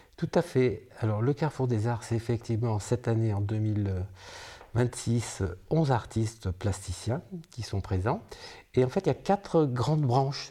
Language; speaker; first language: French; native; French